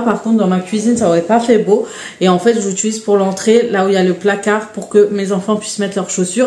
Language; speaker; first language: French; native; French